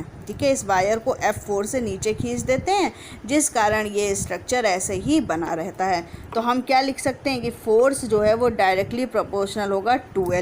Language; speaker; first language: Hindi; native; Hindi